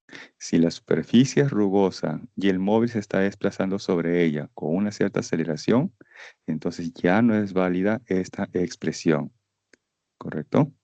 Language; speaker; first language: Spanish; native; Spanish